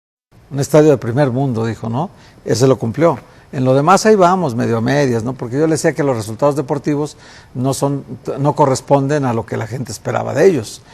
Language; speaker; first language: Spanish; native; Spanish